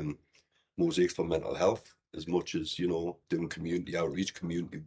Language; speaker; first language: English; native; English